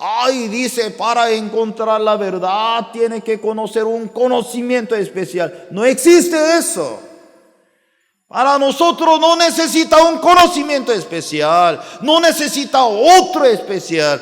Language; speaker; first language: Spanish; non-native, learner; Korean